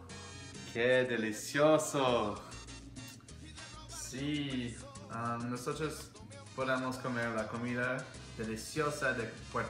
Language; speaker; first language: Spanish; non-native, learner; English